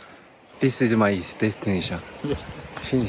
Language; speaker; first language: English; non-native, learner; Korean